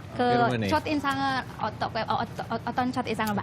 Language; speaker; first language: Korean; non-native, fluent; Indonesian